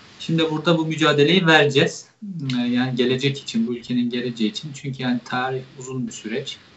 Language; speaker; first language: Turkish; native; Turkish